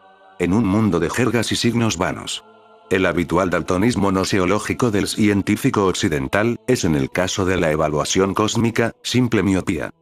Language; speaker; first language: Spanish; native; Spanish